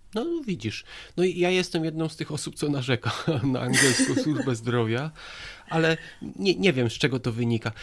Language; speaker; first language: Polish; native; Polish